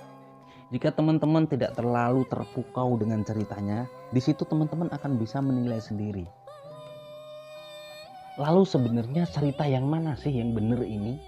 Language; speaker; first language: Indonesian; native; Indonesian